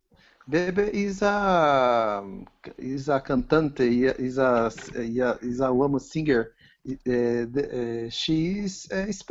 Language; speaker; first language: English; non-native, learner; Portuguese